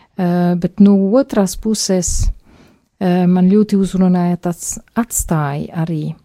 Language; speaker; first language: Latvian; non-native, fluent; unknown